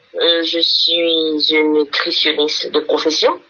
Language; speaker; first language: French; early bilingual, heritage; French